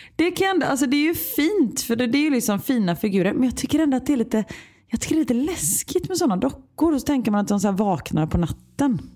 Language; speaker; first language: Swedish; native; Swedish